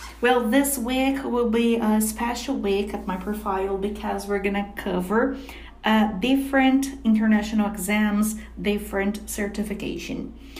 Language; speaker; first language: English; non-native, fluent; Portuguese